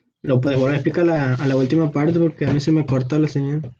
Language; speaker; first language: Spanish; native; Spanish